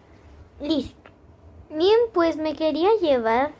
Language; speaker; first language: Spanish; native; Spanish